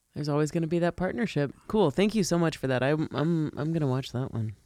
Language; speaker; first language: English; early bilingual, other home language; Italian